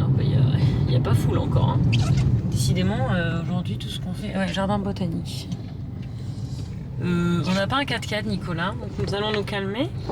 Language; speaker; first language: French; native; French